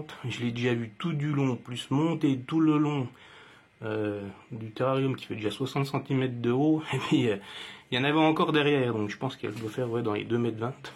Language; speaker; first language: French; native; French